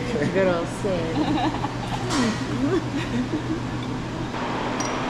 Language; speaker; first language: Spanish; native; Spanish